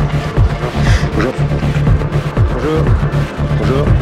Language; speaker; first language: French; native; French